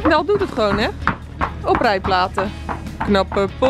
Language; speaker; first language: Dutch; native; Dutch